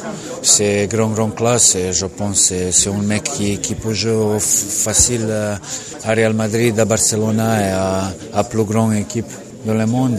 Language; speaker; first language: French; non-native, learner; Serbian